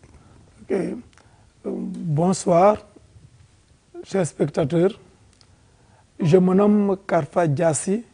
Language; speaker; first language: French; non-native, fluent; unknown